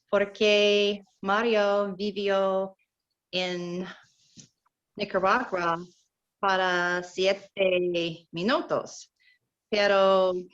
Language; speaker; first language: Spanish; non-native, learner; English